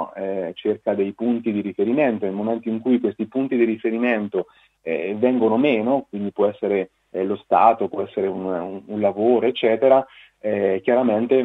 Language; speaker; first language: Italian; native; Italian